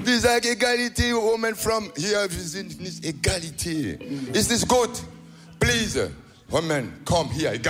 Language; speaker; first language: English; non-native, learner; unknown